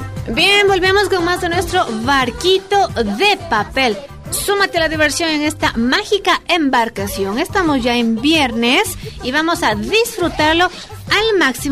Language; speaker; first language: Spanish; native; Spanish